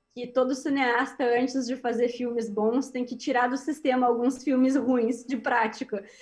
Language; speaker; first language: Portuguese; native; Portuguese